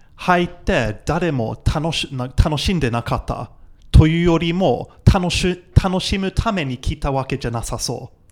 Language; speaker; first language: Japanese; non-native, fluent; English